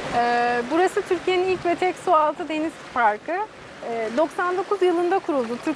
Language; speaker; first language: Turkish; native; Turkish